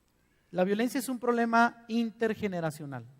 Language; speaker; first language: Spanish; native; Spanish